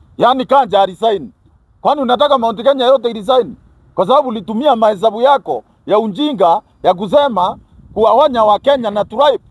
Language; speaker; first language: Swahili; non-native, local second language; Kikuyu